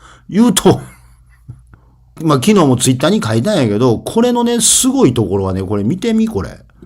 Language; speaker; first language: Japanese; native; Japanese